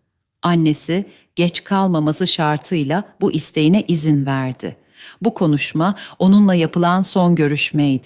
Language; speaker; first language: Turkish; native; Turkish